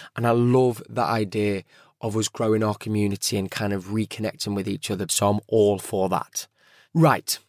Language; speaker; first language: English; native; English